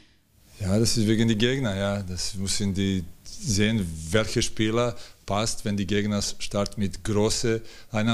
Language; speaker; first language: German; non-native, learner; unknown